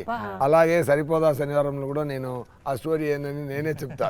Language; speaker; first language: Telugu; non-native, fluent; Tamil